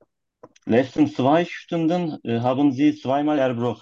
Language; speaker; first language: German; non-native, learner; Turkish